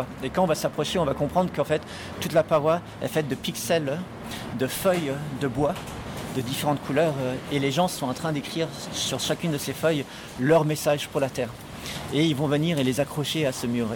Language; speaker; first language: French; native; French